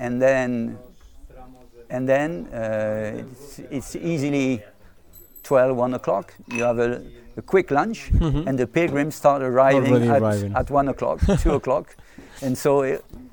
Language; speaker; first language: English; non-native, fluent; French